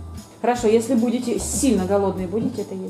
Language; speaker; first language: Russian; native; Russian